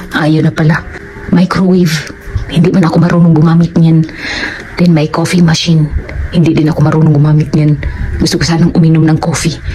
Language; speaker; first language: Filipino; native; Filipino